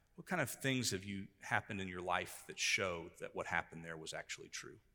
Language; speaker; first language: English; native; English